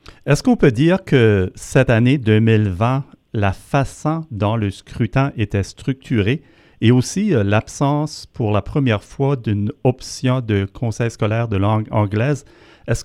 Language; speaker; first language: French; native; French